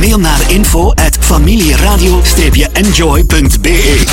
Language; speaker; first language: Dutch; native; Dutch